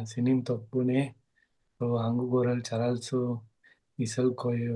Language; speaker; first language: Korean; non-native, learner; Sinhala